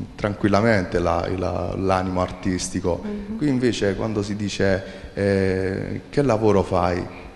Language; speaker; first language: Italian; native; Italian